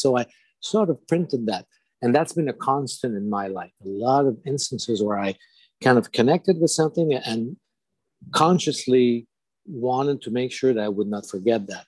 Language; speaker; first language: English; non-native, fluent; French